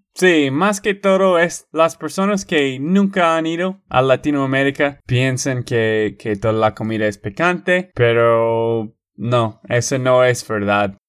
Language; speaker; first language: Spanish; non-native, fluent; English